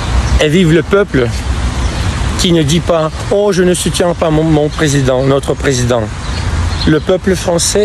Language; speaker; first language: French; non-native, fluent; Russian